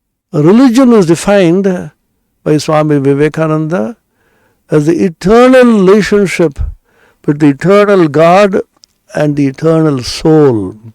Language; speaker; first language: English; non-native, local second language; Bangla